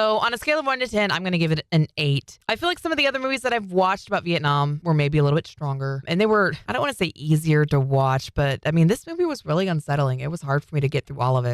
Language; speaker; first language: English; native; English